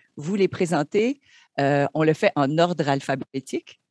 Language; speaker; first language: French; native; French